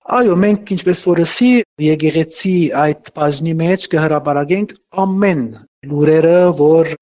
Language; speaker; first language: Armenian; early bilingual, heritage; Armenian